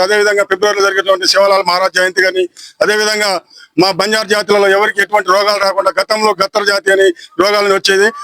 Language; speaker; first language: Telugu; non-native, local second language; Lambadi